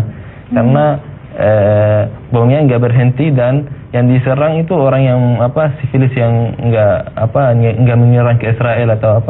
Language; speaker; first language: Indonesian; non-native, fluent; Arabic